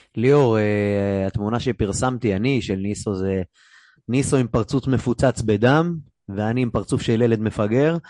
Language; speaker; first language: Hebrew; native; Hebrew